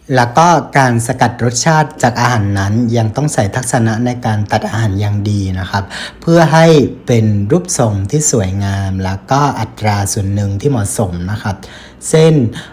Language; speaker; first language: Thai; non-native, fluent; Vietnamese